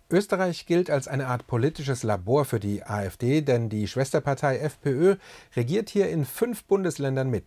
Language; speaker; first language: German; native; German